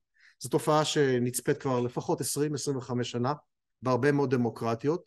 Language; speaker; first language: Hebrew; native; Hebrew